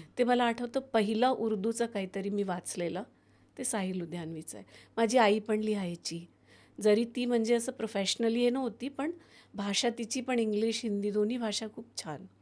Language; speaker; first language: Marathi; non-native, fluent; Hindi